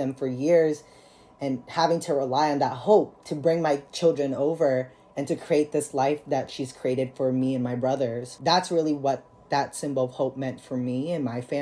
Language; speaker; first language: English; early bilingual, other home language; Cebuano